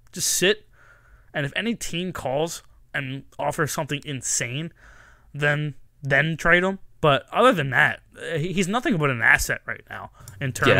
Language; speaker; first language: English; native; English